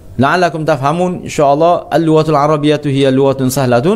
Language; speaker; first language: Arabic; non-native, fluent; Malay